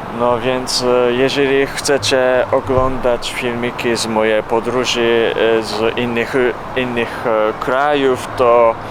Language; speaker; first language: Polish; non-native, learner; Japanese